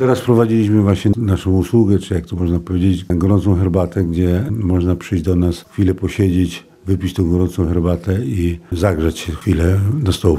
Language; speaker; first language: Polish; native; Polish